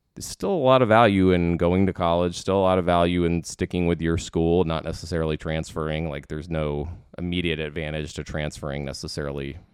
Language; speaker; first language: English; native; English